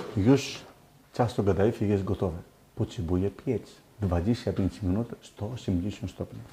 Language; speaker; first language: Polish; non-native, learner; Greek